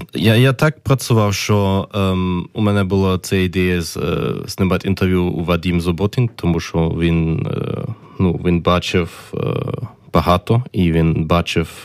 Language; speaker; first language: Ukrainian; early bilingual, heritage; German